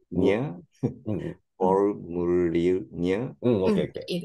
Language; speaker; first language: Indonesian; non-native, learner; Japanese